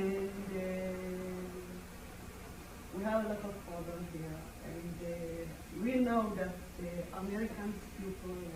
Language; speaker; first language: English; non-native, learner; Amharic